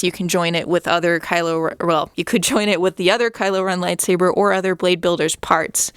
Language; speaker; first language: English; native; English